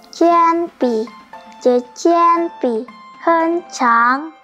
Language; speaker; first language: Chinese; non-native, learner; Indonesian